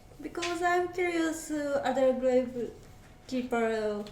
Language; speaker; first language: English; non-native, learner; Japanese